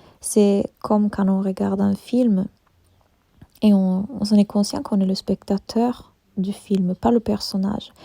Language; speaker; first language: French; non-native, fluent; Italian